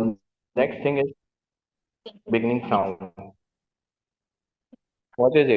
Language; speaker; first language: English; non-native, learner; Urdu